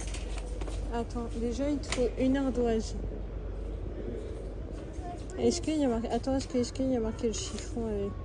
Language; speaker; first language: French; native; French